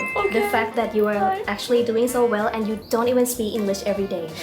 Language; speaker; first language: English; early bilingual, other home language; Thai